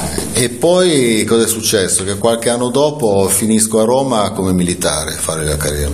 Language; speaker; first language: Italian; native; Italian